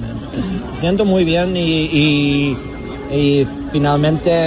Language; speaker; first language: Spanish; non-native, learner; Serbian